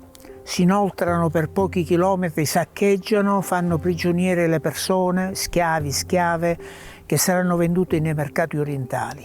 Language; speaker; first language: Italian; native; Italian